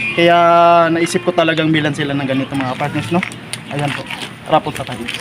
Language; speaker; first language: Filipino; non-native, local second language; Waray